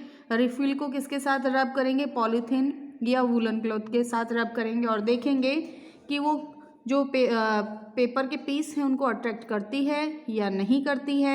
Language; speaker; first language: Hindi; native; Hindi